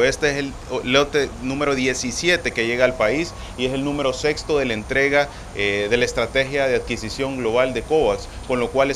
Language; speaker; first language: Spanish; native; Spanish